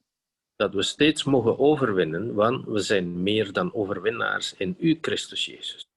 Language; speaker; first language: Dutch; non-native, fluent; Indonesian